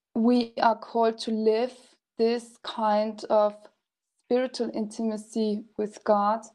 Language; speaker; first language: English; non-native, fluent; German